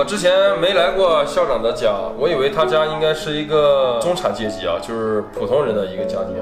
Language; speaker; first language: Chinese; native; Chinese